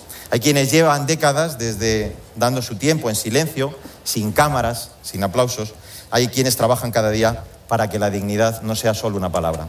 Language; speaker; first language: Spanish; native; Spanish